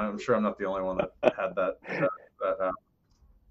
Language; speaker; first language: English; native; English